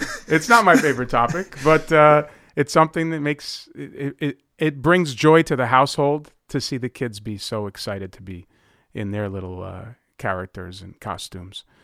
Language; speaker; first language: English; native; English